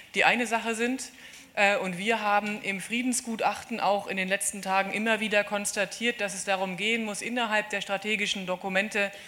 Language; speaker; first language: German; native; German